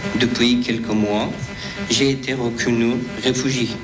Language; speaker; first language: French; non-native, learner; Persian